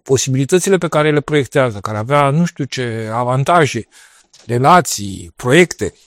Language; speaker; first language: Romanian; native; Romanian